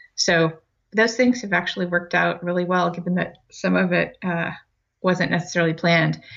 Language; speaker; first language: English; native; English